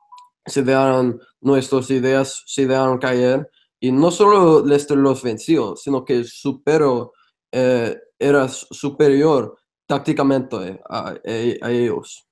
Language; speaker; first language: Spanish; non-native, fluent; English